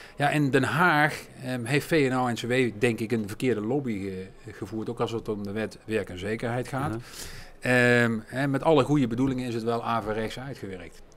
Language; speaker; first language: Dutch; native; Dutch